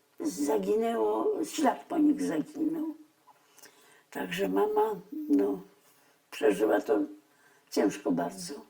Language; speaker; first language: Polish; early bilingual, other home language; Russian